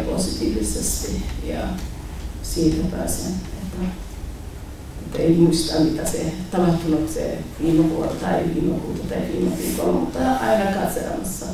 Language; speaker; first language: Finnish; non-native, learner; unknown